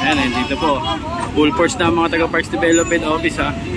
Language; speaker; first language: Filipino; native; Filipino